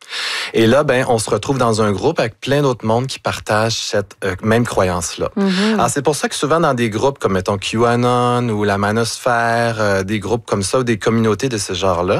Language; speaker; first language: French; native; French